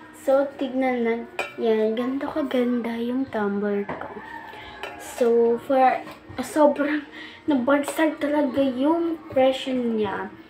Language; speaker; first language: Filipino; non-native, local second language; Cebuano